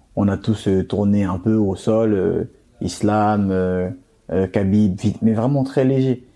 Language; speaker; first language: French; early bilingual, other home language; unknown